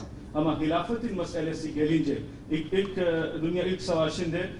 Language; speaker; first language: Turkish; non-native, fluent; Urdu